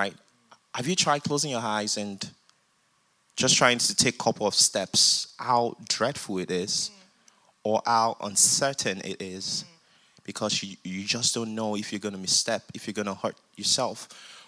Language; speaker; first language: English; non-native, local second language; Yoruba